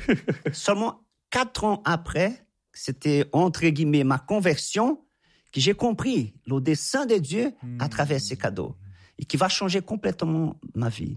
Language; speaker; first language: French; non-native, fluent; Portuguese